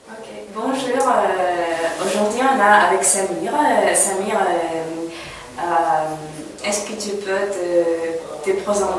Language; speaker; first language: French; non-native, learner; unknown